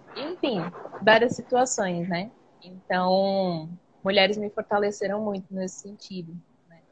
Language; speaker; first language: Portuguese; native; Portuguese